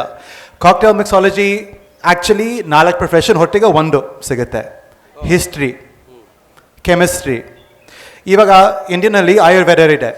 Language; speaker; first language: Kannada; non-native, fluent; English